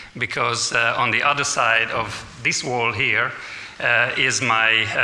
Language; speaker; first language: English; non-native, fluent; Hungarian